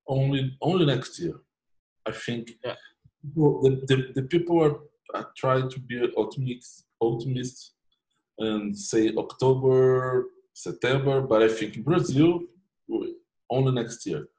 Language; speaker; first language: English; non-native, fluent; Portuguese